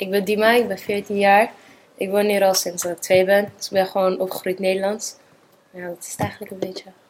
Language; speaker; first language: Dutch; early bilingual, other home language; Arabic